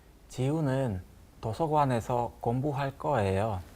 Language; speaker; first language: Korean; non-native, learner; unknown